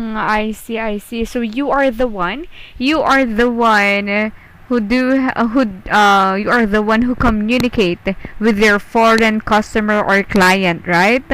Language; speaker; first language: English; non-native, local second language; Filipino